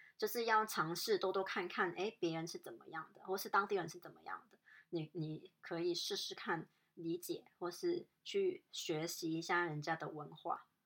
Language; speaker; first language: Chinese; non-native, local second language; Cantonese